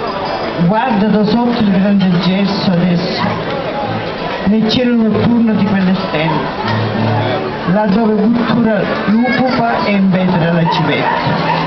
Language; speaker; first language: Italian; native; Italian